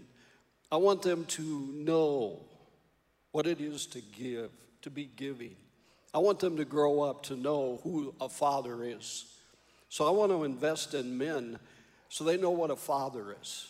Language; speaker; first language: English; native; English